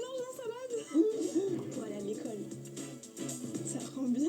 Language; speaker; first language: French; native; French